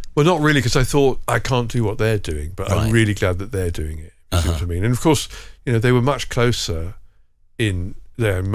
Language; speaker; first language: English; native; English